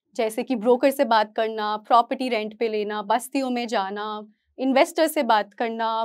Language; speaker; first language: Hindi; native; Hindi